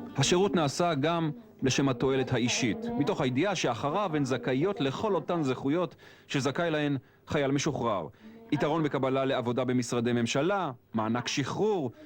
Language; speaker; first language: Hebrew; native; Hebrew